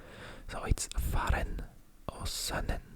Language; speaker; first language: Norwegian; non-native, learner; French